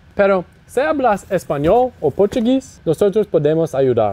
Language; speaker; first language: Spanish; non-native, learner; English